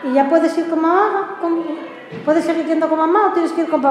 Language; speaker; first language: Spanish; native; Spanish